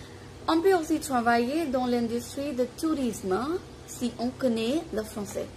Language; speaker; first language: French; non-native, fluent; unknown